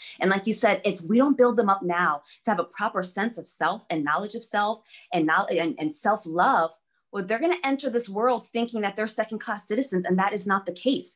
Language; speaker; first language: English; early bilingual, other home language; German